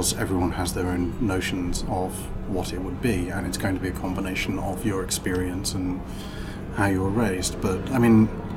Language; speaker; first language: English; native; English